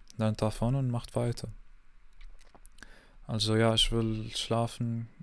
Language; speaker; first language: German; non-native, fluent; English